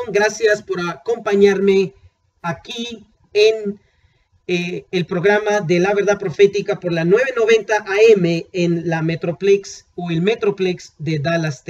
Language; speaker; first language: Spanish; native; Spanish